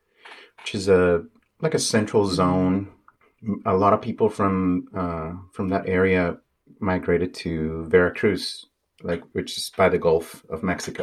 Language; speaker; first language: English; non-native, fluent; Spanish